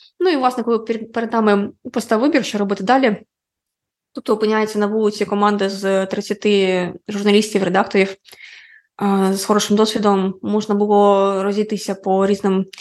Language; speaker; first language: Ukrainian; non-native, local second language; Russian